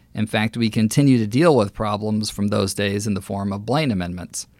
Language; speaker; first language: English; native; English